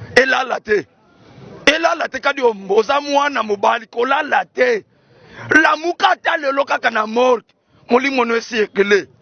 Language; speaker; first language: Lingala; non-native, local second language; Luba-Lulua